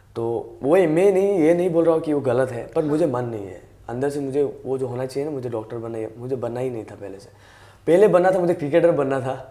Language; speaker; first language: Hindi; native; Hindi